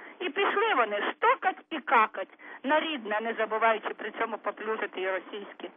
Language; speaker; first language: Ukrainian; native; Ukrainian